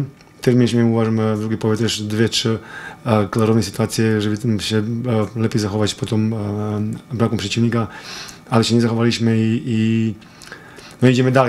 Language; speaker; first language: Polish; non-native, fluent; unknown